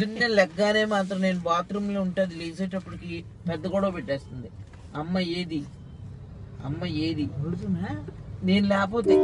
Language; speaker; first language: Telugu; native; Telugu